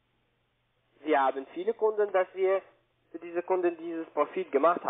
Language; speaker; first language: German; non-native, learner; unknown